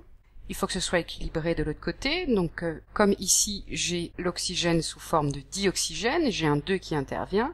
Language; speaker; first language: French; native; French